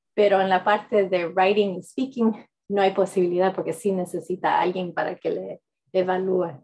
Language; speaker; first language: Spanish; early bilingual, heritage; English